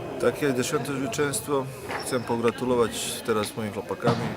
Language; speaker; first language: Polish; non-native, learner; Serbian